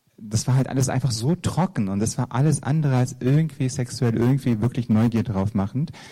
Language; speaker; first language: German; early bilingual, other home language; Turkish